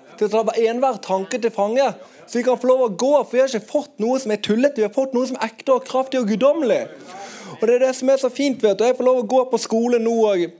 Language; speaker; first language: Norwegian; native; Norwegian